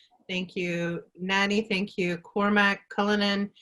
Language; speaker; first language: English; native; English